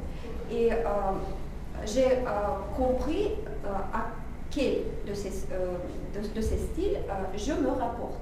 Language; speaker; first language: French; non-native, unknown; Russian